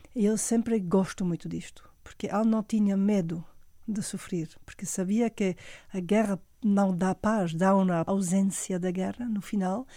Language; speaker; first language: Portuguese; non-native, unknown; German